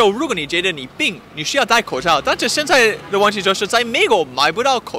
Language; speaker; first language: Chinese; non-native, fluent; English